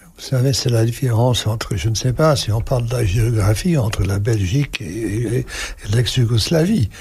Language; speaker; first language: French; non-native, fluent; English